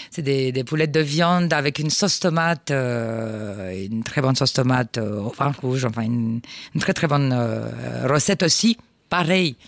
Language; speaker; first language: French; non-native, fluent; Romanian